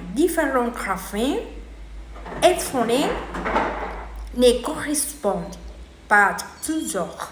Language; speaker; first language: French; non-native, learner; Spanish